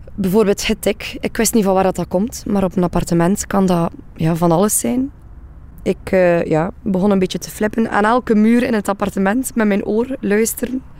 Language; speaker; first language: Dutch; native; Dutch